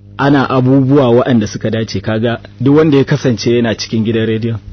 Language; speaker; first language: Hausa; native; Hausa